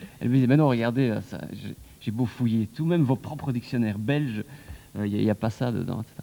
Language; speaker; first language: French; native; French